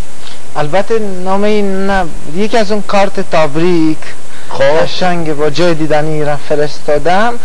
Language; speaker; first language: Persian; non-native, fluent; Romanian